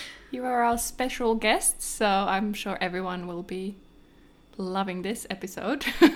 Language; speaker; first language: English; non-native, fluent; Finnish